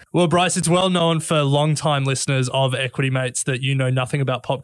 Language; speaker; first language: English; native; English